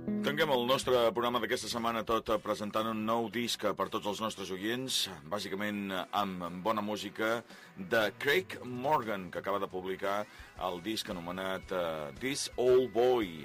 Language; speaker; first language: Catalan; native; Catalan